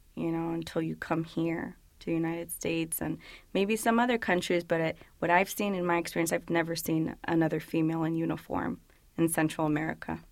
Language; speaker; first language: English; early bilingual, other home language; Spanish